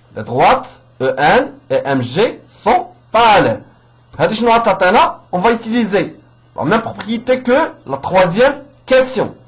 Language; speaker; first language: French; non-native, local second language; Arabic